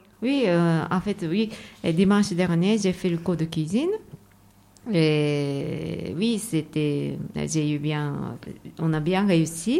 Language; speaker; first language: French; non-native, fluent; Japanese